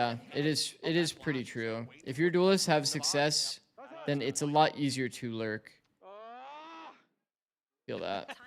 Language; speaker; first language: English; native; English